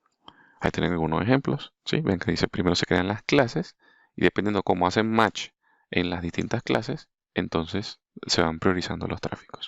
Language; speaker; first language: Spanish; native; Spanish